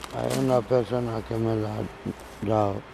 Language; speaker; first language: Spanish; non-native, learner; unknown